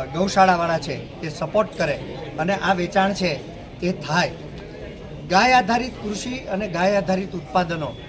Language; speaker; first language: Gujarati; native; Gujarati